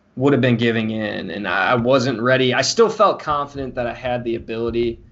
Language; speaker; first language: English; native; English